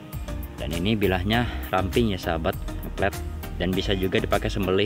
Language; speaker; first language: Indonesian; non-native, local second language; Sundanese